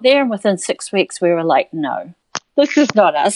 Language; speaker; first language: English; native; English